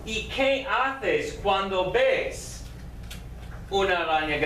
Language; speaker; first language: Spanish; non-native, fluent; English